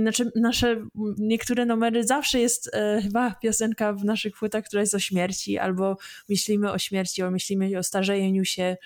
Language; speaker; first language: Polish; early bilingual, heritage; English